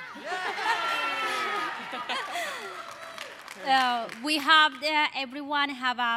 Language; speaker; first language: English; non-native, learner; Spanish